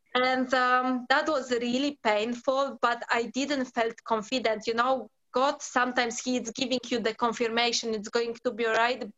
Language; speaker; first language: English; non-native, learner; Polish